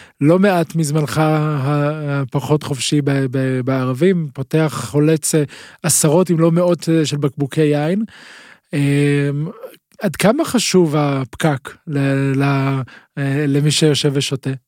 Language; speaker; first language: Hebrew; native; Hebrew